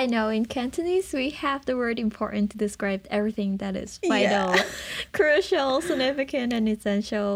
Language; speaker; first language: English; non-native, local second language; Cantonese